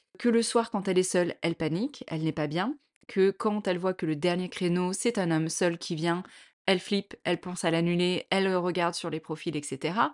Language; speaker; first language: French; native; French